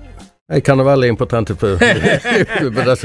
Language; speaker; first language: Italian; non-native, learner; Swedish